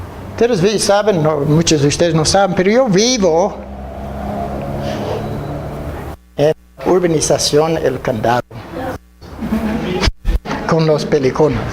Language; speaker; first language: Spanish; non-native, fluent; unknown